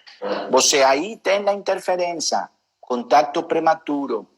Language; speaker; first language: Portuguese; non-native, learner; Spanish